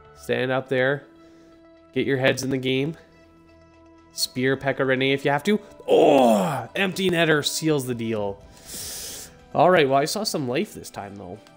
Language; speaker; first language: English; native; English